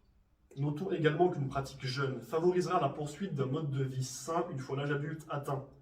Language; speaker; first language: French; native; French